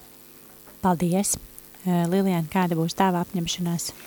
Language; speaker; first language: Latvian; native; Latvian